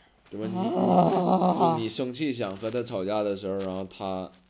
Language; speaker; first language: Chinese; native; Chinese